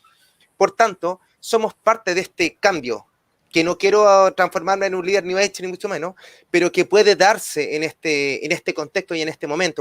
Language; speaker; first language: Spanish; native; Spanish